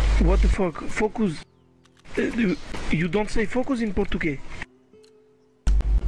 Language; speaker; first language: English; non-native, learner; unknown